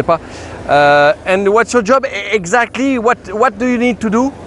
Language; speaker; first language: English; non-native, learner; French